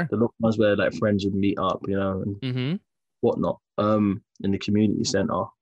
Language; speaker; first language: English; native; English